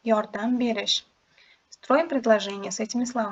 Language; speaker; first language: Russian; non-native, local second language; Uzbek